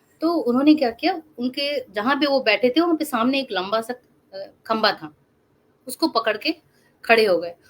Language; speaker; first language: Hindi; non-native, local second language; Assamese